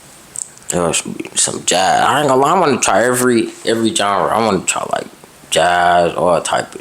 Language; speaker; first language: English; native; English